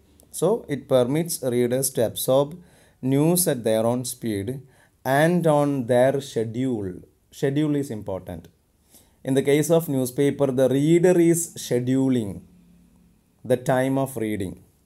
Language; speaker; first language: English; non-native, local second language; Malayalam